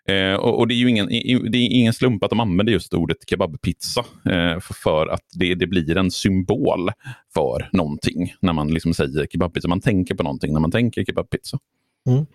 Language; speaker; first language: Swedish; native; Swedish